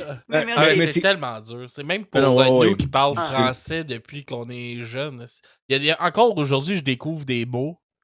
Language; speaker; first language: French; native; French